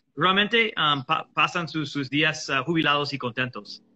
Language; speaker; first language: Spanish; non-native, fluent; English